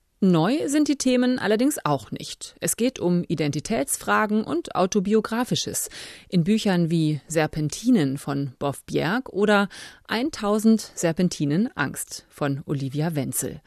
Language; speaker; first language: German; native; German